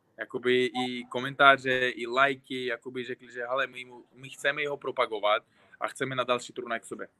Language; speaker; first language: Czech; non-native, fluent; Uzbek